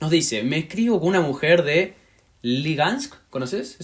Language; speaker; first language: Spanish; native; Spanish